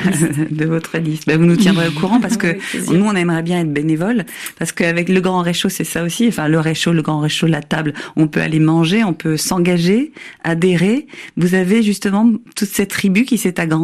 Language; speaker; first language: French; native; French